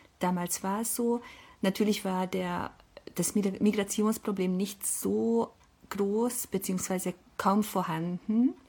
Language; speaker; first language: German; native; German